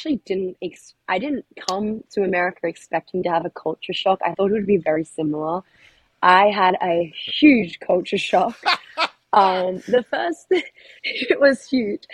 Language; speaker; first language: English; native; English